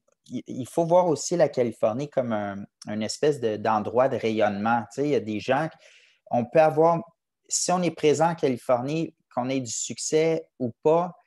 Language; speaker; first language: French; native; French